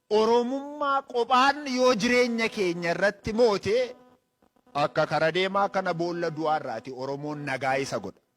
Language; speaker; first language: Oromo; native; Oromo